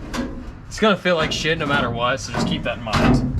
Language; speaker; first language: English; native; English